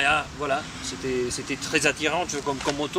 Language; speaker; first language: French; non-native, fluent; Spanish